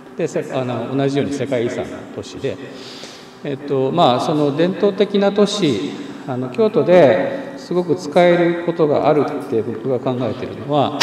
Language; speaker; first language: Japanese; native; Japanese